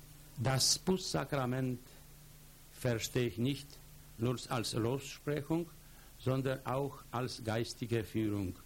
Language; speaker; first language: German; non-native, fluent; Polish